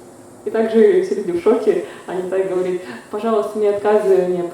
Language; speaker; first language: Russian; native; Russian